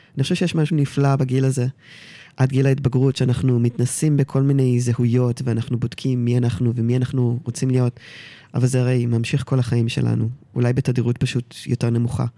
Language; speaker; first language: Hebrew; early bilingual, heritage; Hebrew